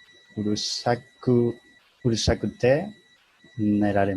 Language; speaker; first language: Japanese; non-native, learner; English